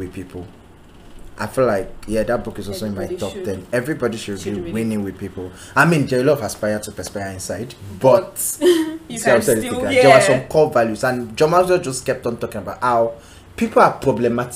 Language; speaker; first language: English; non-native, local second language; Yoruba